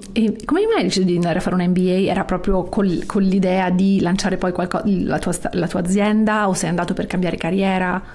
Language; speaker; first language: Italian; native; Italian